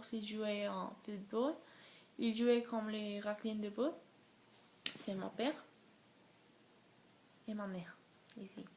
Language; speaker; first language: French; non-native, learner; Spanish